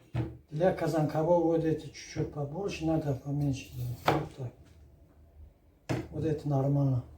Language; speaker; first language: Russian; non-native, learner; Tajik